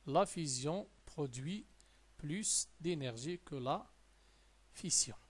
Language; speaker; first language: French; non-native, local second language; Arabic